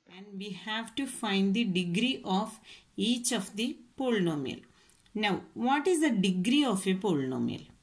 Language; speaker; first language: English; non-native, local second language; Malayalam